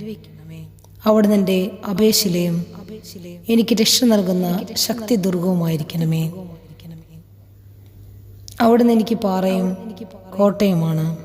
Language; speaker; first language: Malayalam; native; Malayalam